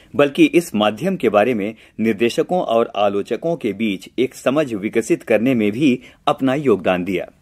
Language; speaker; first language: Hindi; native; Hindi